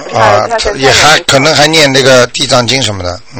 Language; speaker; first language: Chinese; native; Chinese